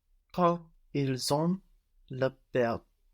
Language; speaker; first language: French; non-native, learner; English